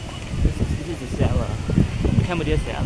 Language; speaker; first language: English; non-native, learner; Khmer